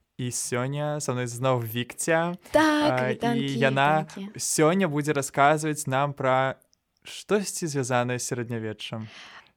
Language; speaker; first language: Belarusian; non-native, local second language; Russian